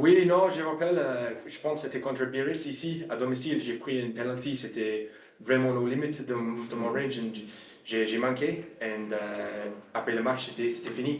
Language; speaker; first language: French; non-native, learner; English